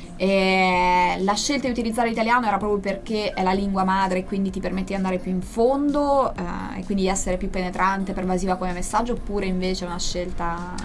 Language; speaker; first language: Italian; native; Italian